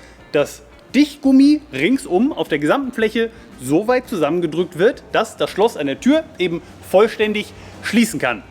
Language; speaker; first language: German; native; German